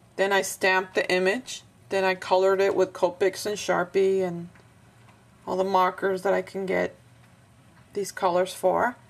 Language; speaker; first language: English; non-native, fluent; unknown